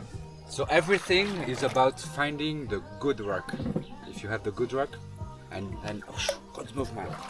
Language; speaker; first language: English; non-native, fluent; French